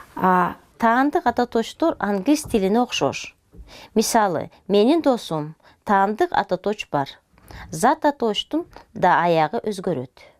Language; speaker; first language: Kyrgyz; non-native, local second language; Russian